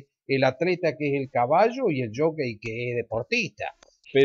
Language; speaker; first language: Spanish; native; Spanish